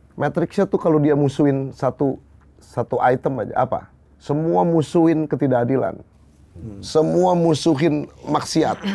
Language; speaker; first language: Indonesian; native; Indonesian